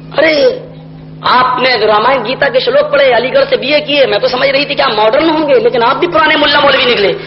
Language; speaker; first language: Urdu; native; Urdu